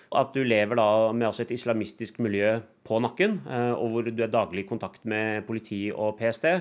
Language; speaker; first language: Norwegian; early bilingual, other home language; Punjabi